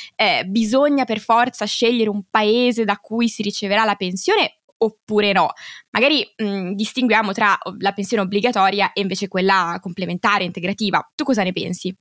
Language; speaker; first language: Italian; native; Italian